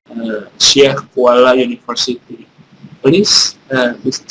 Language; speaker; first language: English; non-native, fluent; Indonesian